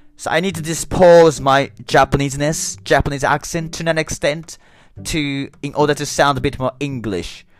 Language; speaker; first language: English; non-native, learner; Japanese